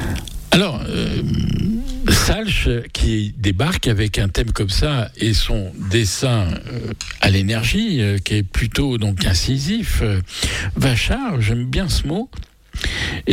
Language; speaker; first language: French; native; French